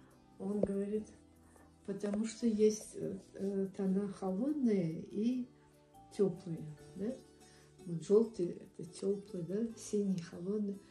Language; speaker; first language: Russian; non-native, local second language; Tajik